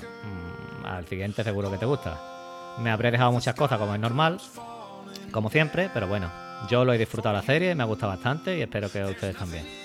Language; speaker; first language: Spanish; native; Spanish